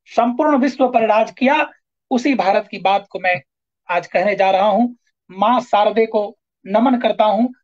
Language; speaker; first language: Hindi; native; Hindi